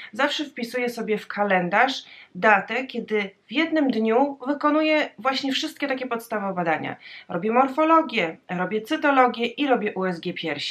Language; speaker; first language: Polish; native; Polish